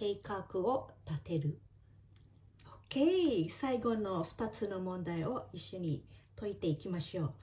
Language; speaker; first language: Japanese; non-native, fluent; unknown